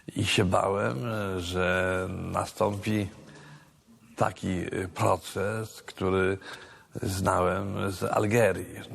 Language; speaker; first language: Polish; native; Polish